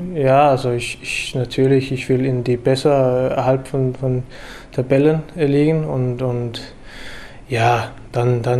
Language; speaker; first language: German; non-native, learner; Danish